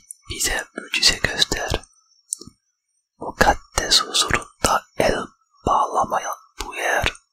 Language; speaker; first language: Turkish; non-native, fluent; English